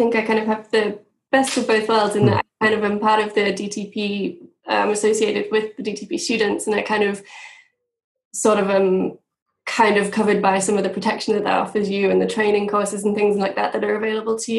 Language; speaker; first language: English; native; English